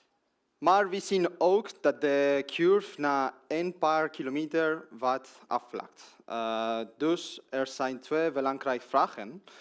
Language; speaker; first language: Dutch; non-native, learner; Spanish